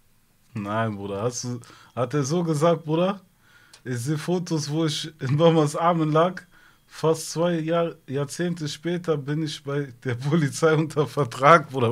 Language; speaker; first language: German; early bilingual, other home language; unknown